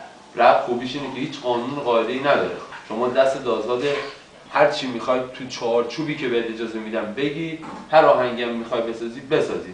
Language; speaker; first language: Persian; native; Persian